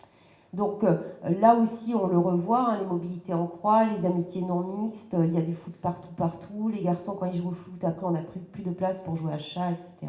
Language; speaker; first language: French; native; French